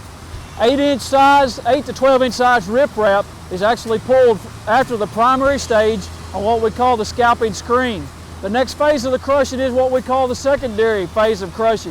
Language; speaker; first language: English; native; English